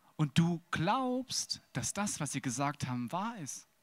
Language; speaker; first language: German; native; German